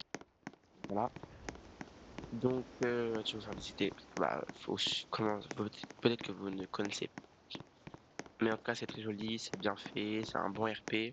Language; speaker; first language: French; native; French